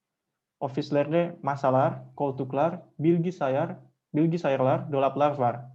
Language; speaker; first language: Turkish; non-native, fluent; Indonesian